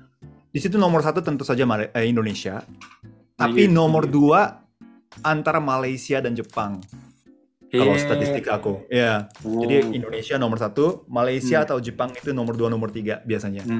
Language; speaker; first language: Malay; non-native, fluent; Japanese